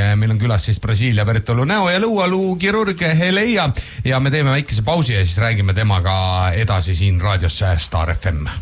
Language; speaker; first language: Estonian; native; Estonian